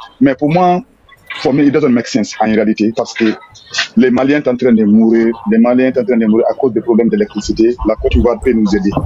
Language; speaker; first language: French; non-native, local second language; Bambara